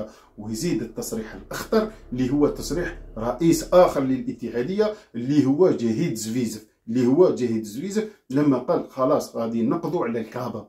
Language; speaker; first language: Arabic; native; Arabic